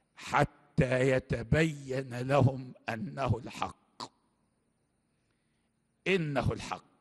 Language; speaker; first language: Arabic; native; Arabic